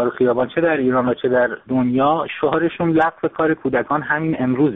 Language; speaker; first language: Persian; native; Persian